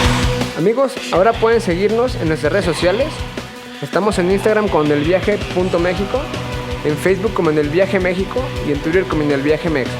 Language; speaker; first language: Spanish; native; Spanish